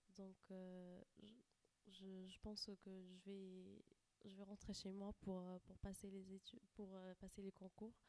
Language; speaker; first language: French; non-native, local second language; Arabic